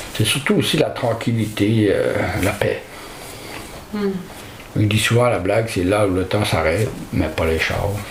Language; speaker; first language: French; native; French